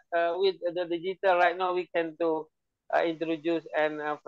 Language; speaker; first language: English; non-native, learner; Indonesian